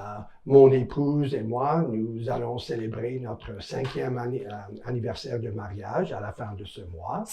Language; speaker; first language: French; non-native, local second language; English